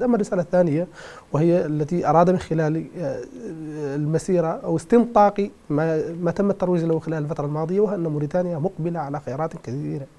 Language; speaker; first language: Arabic; native; Arabic